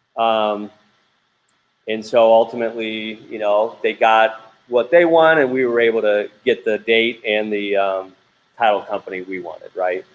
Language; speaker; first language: English; native; English